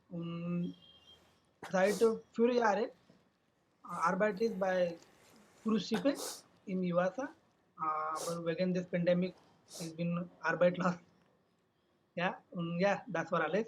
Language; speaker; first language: German; non-native, learner; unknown